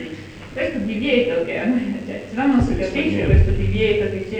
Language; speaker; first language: Italian; native; Italian